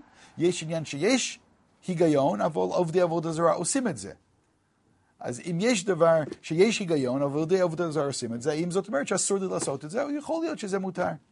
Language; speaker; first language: Hebrew; non-native, fluent; English